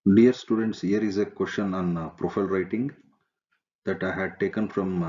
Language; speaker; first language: English; non-native, local second language; Kannada